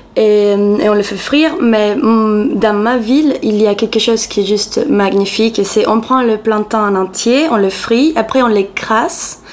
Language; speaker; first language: French; non-native, fluent; Spanish